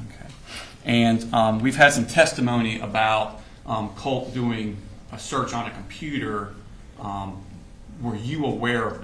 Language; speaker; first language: English; native; English